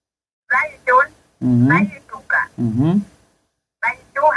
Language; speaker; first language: Arabic; non-native, learner; Swahili